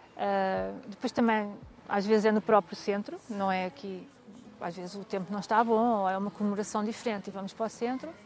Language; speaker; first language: Portuguese; native; Portuguese